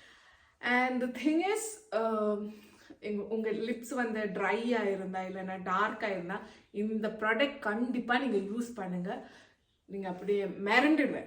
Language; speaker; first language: Tamil; non-native, local second language; Malayalam